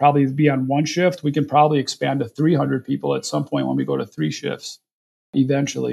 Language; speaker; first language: English; native; English